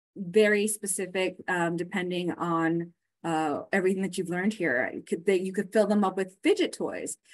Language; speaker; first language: English; native; English